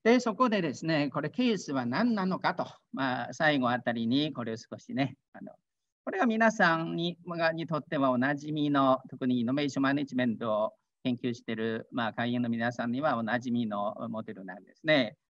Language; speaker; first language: Japanese; non-native, fluent; Chinese